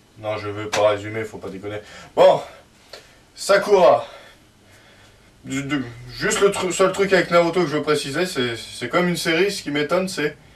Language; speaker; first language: French; native; French